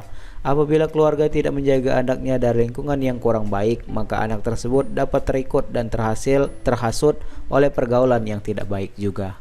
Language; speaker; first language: Indonesian; native; Indonesian